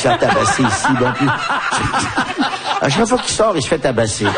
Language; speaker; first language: French; early bilingual, other home language; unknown